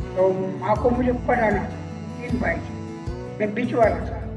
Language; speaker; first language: Hindi; non-native, local second language; Gujarati